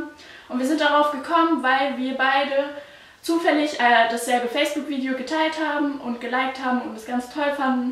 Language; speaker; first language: German; early bilingual, other home language; Turkish